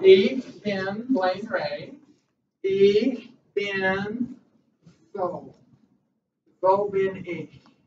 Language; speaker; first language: German; non-native, learner; English